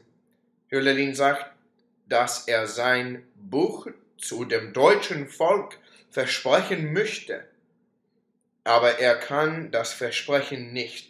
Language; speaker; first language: German; non-native, learner; English